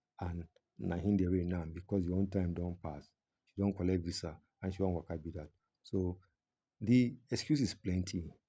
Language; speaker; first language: Nigerian Pidgin; non-native, local second language; Yoruba